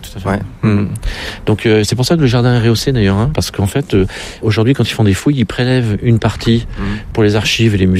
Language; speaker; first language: French; native; French